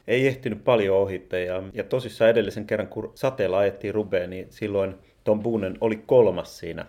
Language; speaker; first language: Finnish; native; Finnish